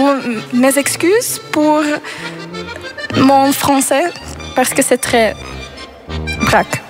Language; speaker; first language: French; non-native, local second language; Dutch